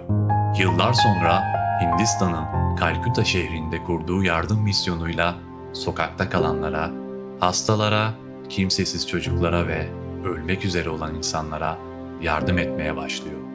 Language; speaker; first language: Turkish; native; Turkish